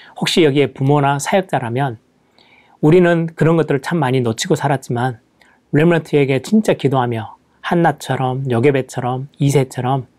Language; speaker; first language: Korean; native; Korean